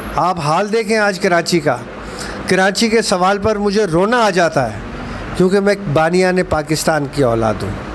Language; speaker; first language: Urdu; native; Urdu